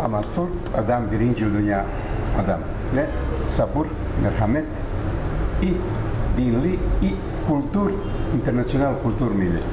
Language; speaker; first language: Turkish; non-native, learner; Bosnian